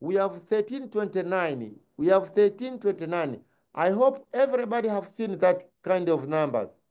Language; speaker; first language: English; non-native, local second language; Swahili